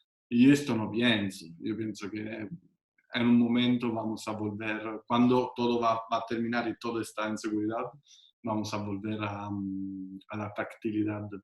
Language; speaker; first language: Spanish; non-native, fluent; Italian